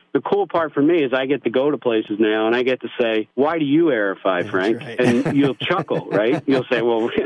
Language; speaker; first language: English; native; English